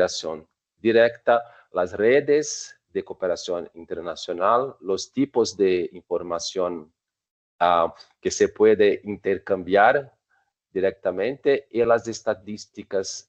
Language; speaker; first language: Spanish; non-native, fluent; Portuguese